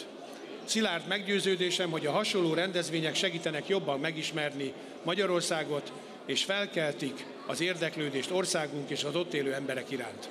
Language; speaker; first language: Hungarian; native; Hungarian